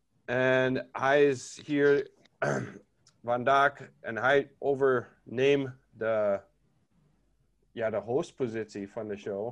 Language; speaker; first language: Dutch; non-native, learner; English